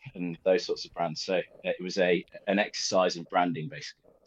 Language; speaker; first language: English; native; English